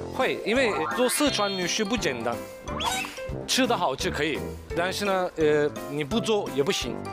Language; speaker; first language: Chinese; non-native, fluent; Turkish